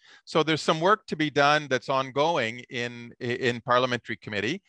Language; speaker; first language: English; native; English